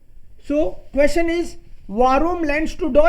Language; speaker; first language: German; non-native, fluent; Hindi